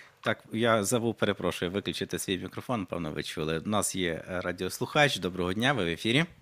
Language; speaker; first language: Ukrainian; native; Ukrainian